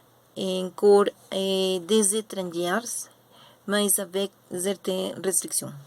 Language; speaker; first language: French; non-native, learner; Spanish